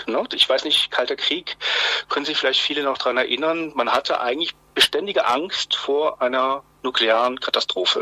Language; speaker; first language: German; native; German